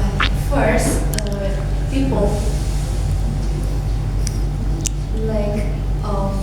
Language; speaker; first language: English; non-native, learner; Indonesian